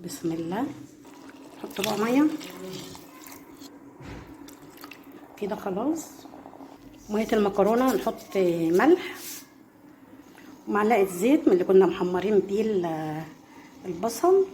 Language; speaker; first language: Arabic; native; Arabic